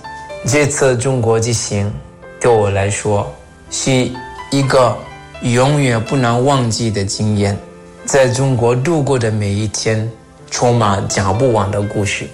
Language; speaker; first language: Chinese; non-native, fluent; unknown